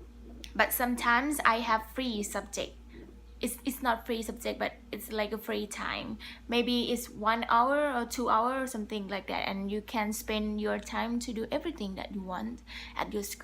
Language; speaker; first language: English; non-native, learner; Thai